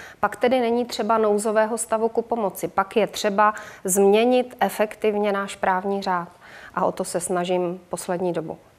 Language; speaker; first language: Czech; native; Czech